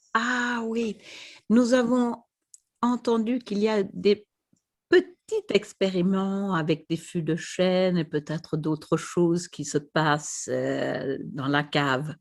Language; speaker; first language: French; non-native, fluent; Swedish